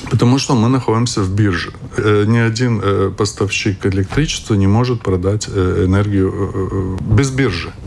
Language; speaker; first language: Russian; non-native, local second language; Latvian